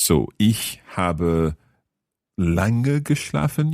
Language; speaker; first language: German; non-native, learner; English